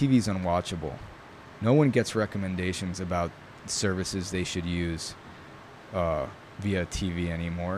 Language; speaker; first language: English; early bilingual, other home language; Italian